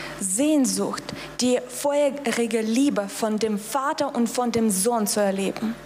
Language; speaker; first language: German; non-native, fluent; Russian